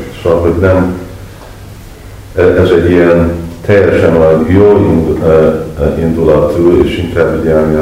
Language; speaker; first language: Hungarian; early bilingual, heritage; Hungarian